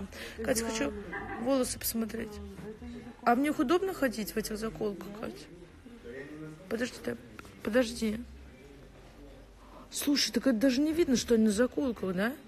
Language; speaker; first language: Russian; native; Russian